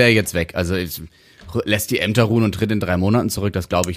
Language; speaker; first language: German; native; German